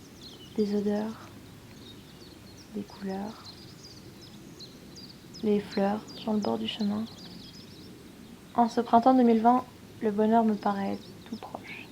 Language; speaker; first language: French; native; French